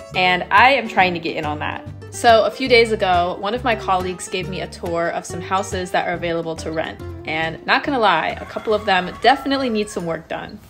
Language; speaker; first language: English; native; English